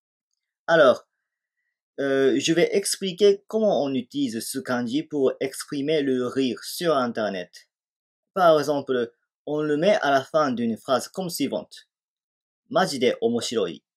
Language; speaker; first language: French; non-native, fluent; Japanese